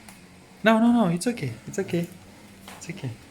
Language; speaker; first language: English; non-native, learner; Romanian